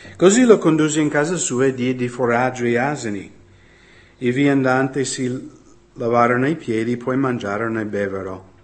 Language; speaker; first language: Italian; non-native, fluent; English